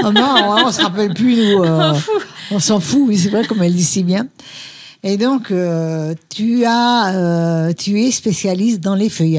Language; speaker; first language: French; native; French